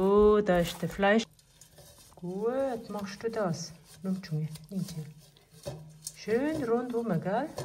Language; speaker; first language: German; non-native, fluent; Tibetan